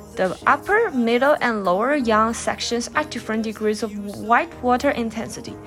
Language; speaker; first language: English; non-native, fluent; Chinese